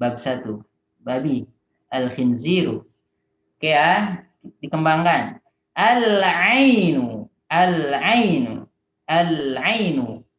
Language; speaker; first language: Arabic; non-native, fluent; Indonesian